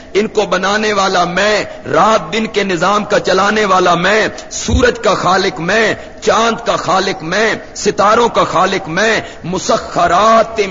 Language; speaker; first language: Urdu; non-native, local second language; Punjabi